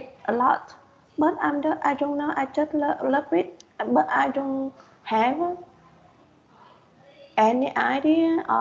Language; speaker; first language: English; non-native, learner; Vietnamese